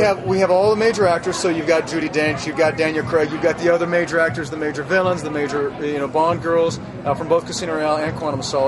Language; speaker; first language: English; native; English